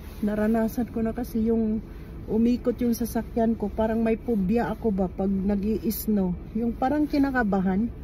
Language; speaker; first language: Filipino; non-native, local second language; Cebuano